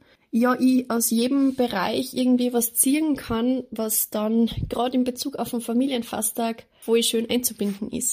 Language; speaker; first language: German; native; German